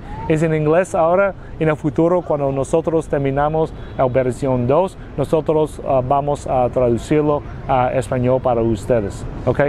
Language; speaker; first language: Spanish; non-native, learner; Vietnamese